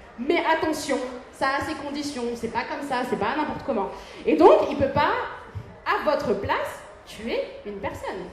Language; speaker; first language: French; early bilingual, other home language; Arabic